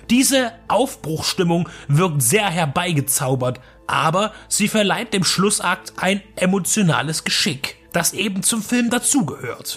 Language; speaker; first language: German; native; German